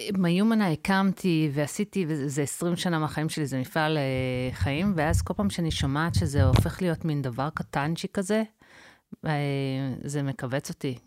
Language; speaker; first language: Hebrew; early bilingual, other home language; English